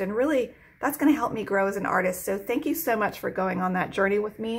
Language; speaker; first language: English; native; English